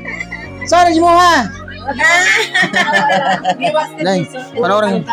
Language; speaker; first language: Filipino; native; Filipino